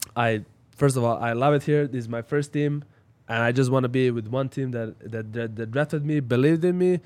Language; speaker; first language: English; non-native, fluent; Slovenian